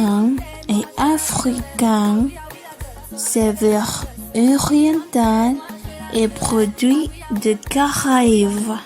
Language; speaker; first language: French; non-native, learner; Spanish